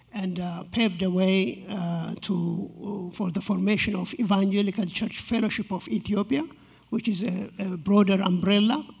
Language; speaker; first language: English; non-native, fluent; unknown